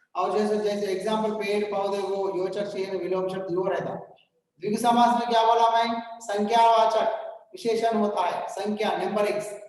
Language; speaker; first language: Hindi; non-native, local second language; Telugu